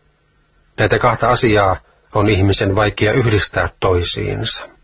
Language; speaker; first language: Finnish; native; Finnish